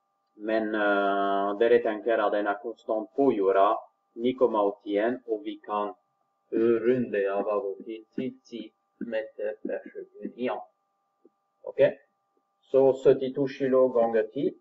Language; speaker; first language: Norwegian; non-native, fluent; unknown